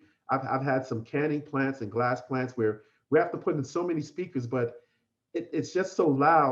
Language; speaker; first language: English; native; English